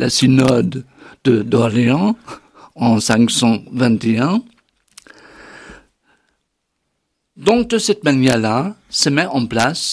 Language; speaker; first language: French; non-native, fluent; German